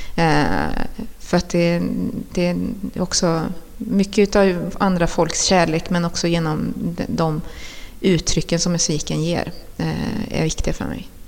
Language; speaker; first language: Swedish; early bilingual, other home language; Spanish